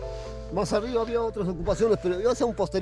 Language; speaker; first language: Spanish; native; Spanish